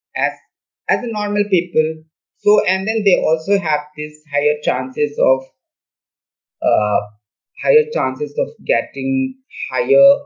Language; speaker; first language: English; non-native, local second language; Manipuri